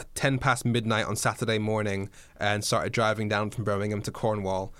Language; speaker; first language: English; native; English